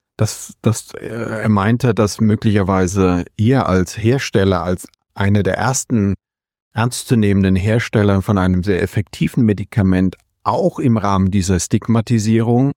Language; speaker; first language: German; native; German